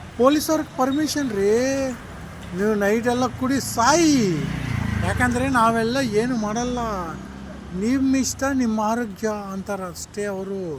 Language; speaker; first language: Kannada; non-native, local second language; Telugu